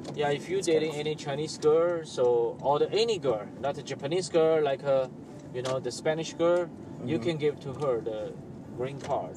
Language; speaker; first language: English; non-native, learner; Chinese